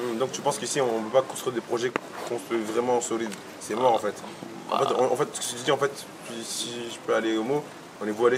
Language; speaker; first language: French; native; French